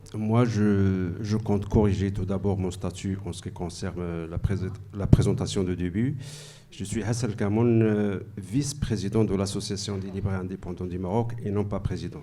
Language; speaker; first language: French; non-native, local second language; Arabic